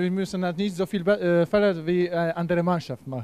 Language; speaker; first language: German; non-native, learner; Polish